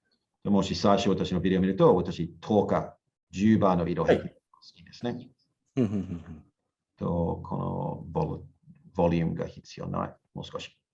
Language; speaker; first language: Japanese; non-native, learner; English